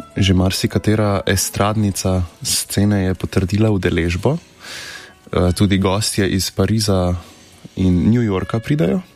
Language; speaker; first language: Slovenian; native; Slovenian